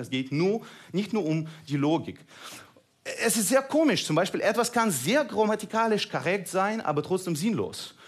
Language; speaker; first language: German; non-native, fluent; Russian